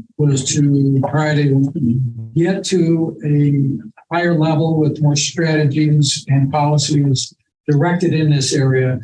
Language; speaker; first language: English; native; English